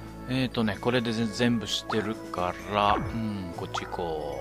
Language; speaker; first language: Japanese; native; Japanese